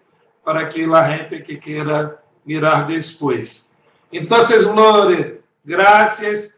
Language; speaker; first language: Spanish; non-native, learner; Portuguese